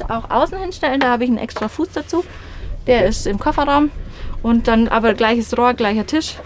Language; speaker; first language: German; native; German